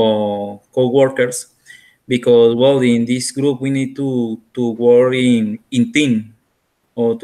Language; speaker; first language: English; non-native, learner; Spanish